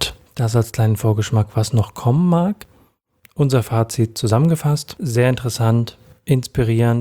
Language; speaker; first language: German; native; German